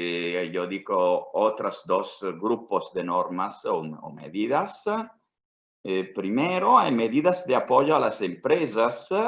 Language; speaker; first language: Spanish; non-native, fluent; Italian